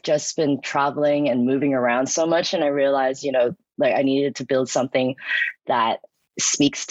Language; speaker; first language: English; non-native, local second language; Cantonese